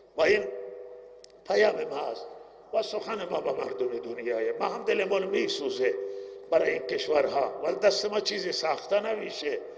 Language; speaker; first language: Persian; non-native, local second language; Baluchi